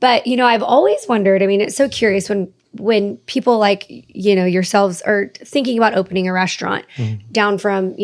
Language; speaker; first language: English; native; English